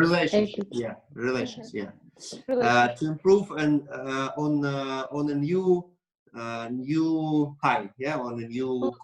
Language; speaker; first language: English; non-native, learner; Russian